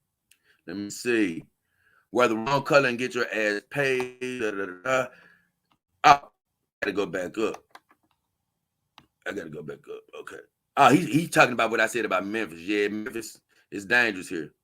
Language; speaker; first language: English; native; English